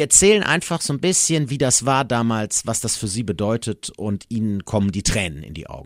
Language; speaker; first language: German; native; German